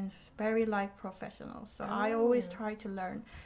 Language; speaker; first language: English; non-native, fluent; Korean